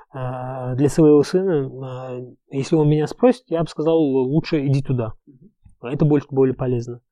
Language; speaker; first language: Russian; non-native, local second language; Uzbek